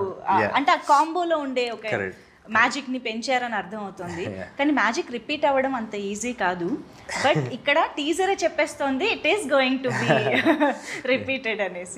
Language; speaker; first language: Telugu; native; Telugu